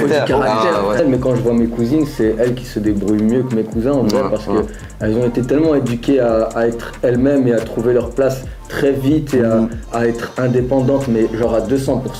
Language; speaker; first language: French; early bilingual, other home language; Arabic